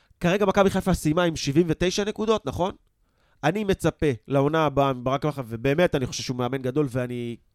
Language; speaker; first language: Hebrew; native; Hebrew